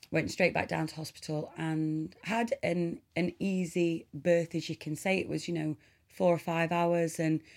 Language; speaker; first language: English; native; English